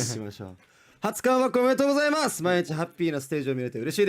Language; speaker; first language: Japanese; non-native, fluent; Korean